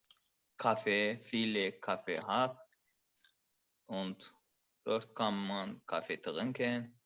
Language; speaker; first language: German; non-native, learner; Azerbaijani